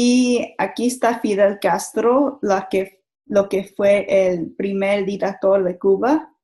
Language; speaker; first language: Spanish; non-native, learner; English